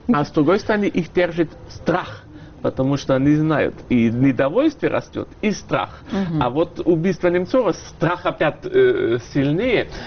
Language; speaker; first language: Russian; non-native, fluent; German